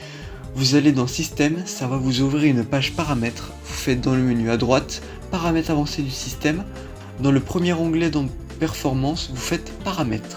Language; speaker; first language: French; native; French